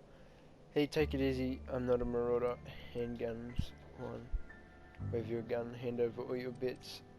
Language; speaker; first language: English; native; English